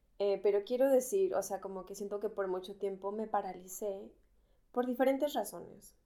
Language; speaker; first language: Spanish; native; Spanish